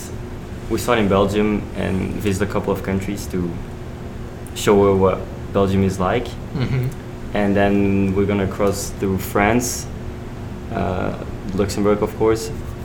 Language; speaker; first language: English; non-native, fluent; Dutch